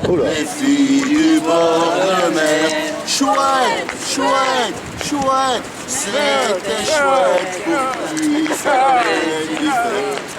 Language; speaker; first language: French; native; French